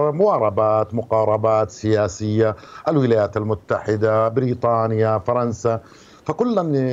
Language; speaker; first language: Arabic; native; Arabic